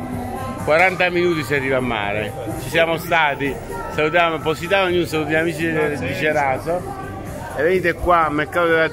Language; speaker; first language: Italian; native; Italian